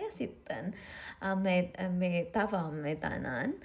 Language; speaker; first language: Finnish; non-native, learner; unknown